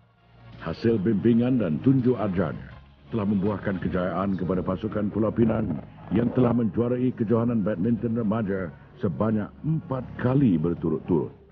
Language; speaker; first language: Malay; native; Malay